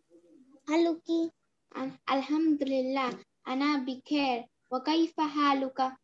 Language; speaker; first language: Arabic; non-native, learner; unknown